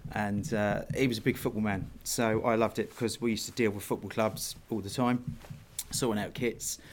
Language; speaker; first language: English; native; English